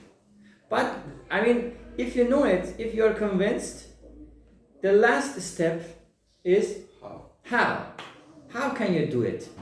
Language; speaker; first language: English; non-native, fluent; Persian